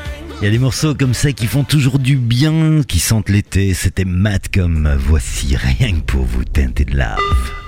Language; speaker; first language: French; native; French